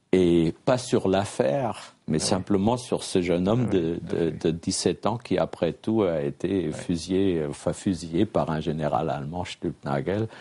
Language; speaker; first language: French; non-native, fluent; German